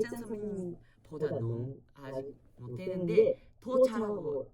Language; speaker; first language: Korean; non-native, learner; Japanese